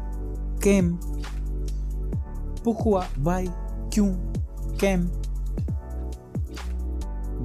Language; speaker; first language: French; non-native, learner; Hindi